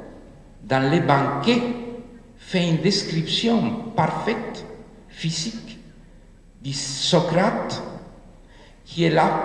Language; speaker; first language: French; non-native, fluent; Spanish